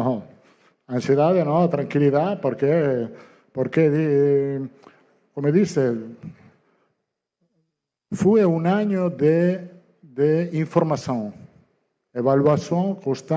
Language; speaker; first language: Portuguese; non-native, fluent; Italian